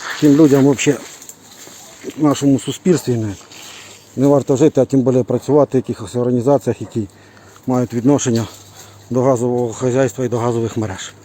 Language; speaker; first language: Ukrainian; native; Ukrainian